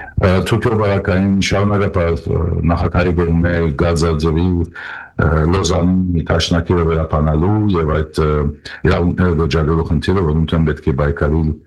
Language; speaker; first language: Armenian; early bilingual, heritage; Armenian